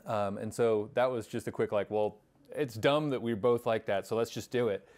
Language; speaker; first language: English; native; English